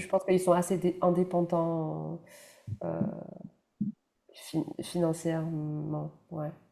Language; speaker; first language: French; non-native, fluent; Chinese